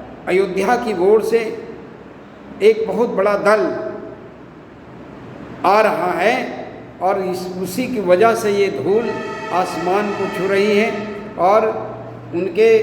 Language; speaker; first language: Hindi; native; Hindi